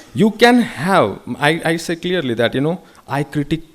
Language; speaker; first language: English; non-native, local second language; Marathi